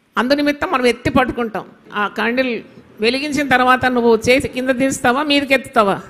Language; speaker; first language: Telugu; non-native, local second language; Malayalam